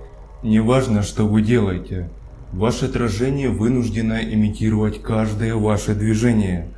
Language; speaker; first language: Russian; native; Russian